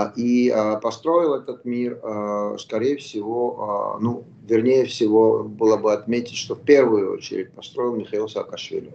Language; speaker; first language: Russian; non-native, local second language; Georgian